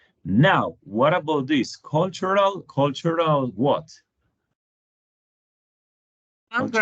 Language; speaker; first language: English; non-native, fluent; Spanish